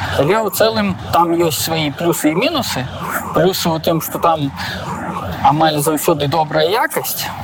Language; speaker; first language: Belarusian; non-native, local second language; Russian